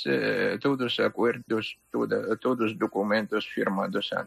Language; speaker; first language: Spanish; non-native, fluent; Ukrainian